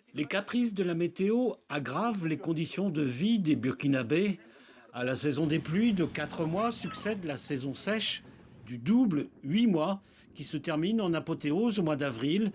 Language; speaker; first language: French; native; French